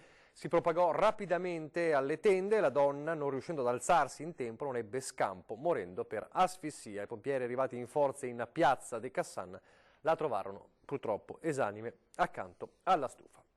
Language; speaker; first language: Italian; native; Italian